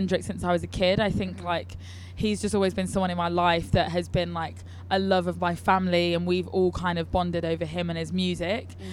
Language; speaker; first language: English; native; English